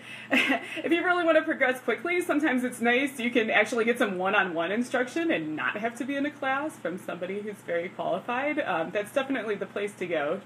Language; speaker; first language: English; native; English